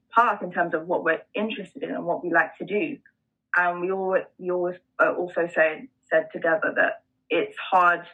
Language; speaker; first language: English; native; English